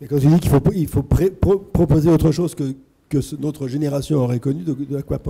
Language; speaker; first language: French; native; French